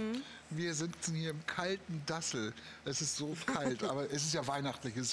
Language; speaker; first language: German; native; German